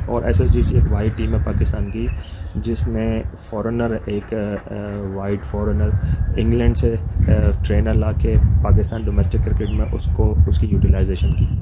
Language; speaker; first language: Urdu; native; Urdu